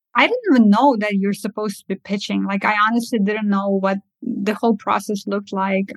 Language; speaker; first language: English; early bilingual, other home language; Russian